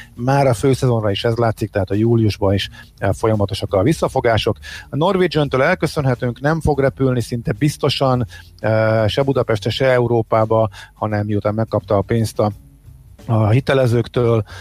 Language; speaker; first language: Hungarian; native; Hungarian